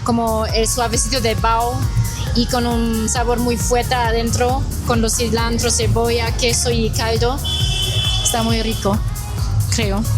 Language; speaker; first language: Spanish; non-native, learner; Chinese